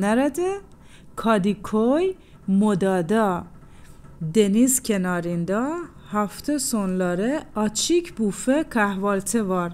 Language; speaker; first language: Turkish; non-native, fluent; Persian